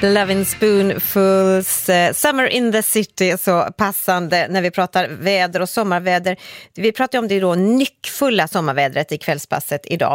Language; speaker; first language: Swedish; native; Swedish